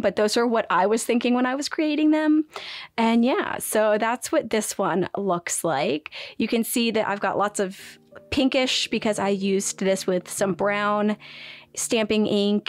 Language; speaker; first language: English; native; English